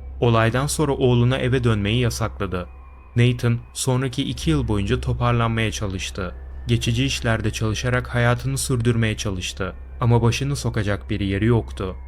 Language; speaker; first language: Turkish; native; Turkish